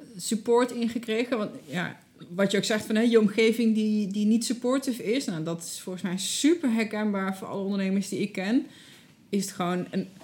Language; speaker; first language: Dutch; native; Dutch